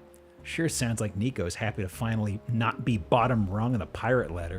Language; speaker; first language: English; native; English